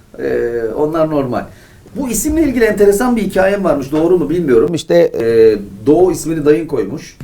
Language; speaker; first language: Turkish; native; Turkish